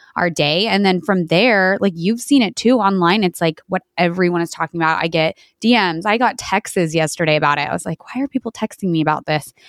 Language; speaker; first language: English; native; English